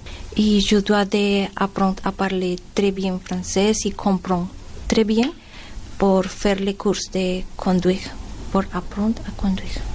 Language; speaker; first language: French; non-native, learner; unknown